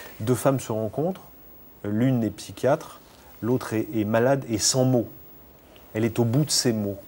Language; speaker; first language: French; native; French